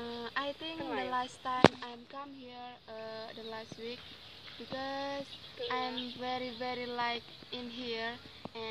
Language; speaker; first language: English; non-native, learner; Indonesian